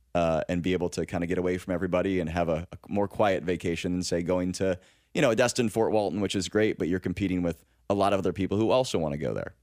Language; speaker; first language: English; native; English